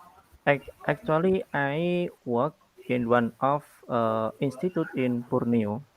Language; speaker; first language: English; non-native, learner; Indonesian